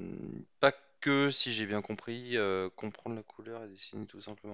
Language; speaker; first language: French; native; French